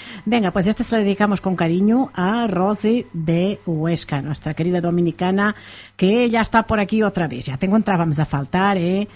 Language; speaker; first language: Spanish; native; Spanish